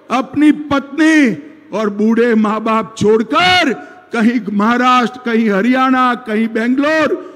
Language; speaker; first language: Hindi; non-native, local second language; Gujarati